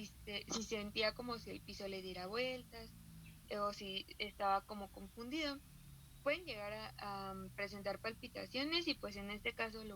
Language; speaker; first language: Spanish; native; Spanish